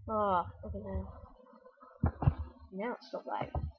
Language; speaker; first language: English; native; English